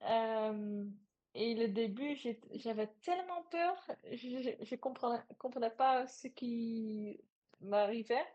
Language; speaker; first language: French; non-native, learner; Dutch